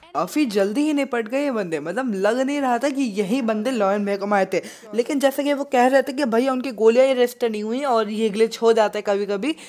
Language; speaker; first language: Hindi; native; Hindi